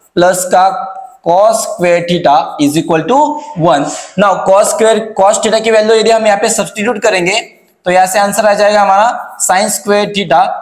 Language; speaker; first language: Hindi; non-native, local second language; Marathi